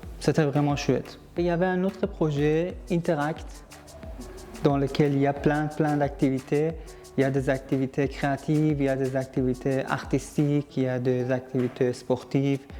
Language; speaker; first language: French; non-native, fluent; Persian